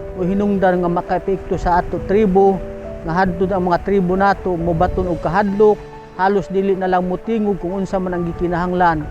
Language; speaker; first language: Cebuano; non-native, local second language; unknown